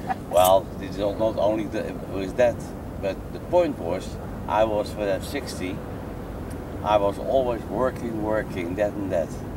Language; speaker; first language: English; non-native, learner; Dutch